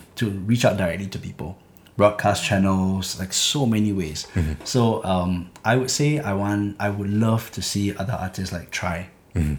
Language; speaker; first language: English; native; English